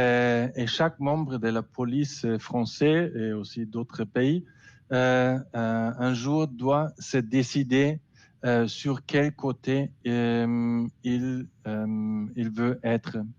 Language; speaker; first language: French; non-native, learner; German